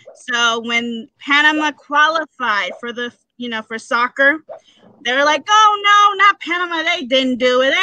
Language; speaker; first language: English; early bilingual, other home language; Spanish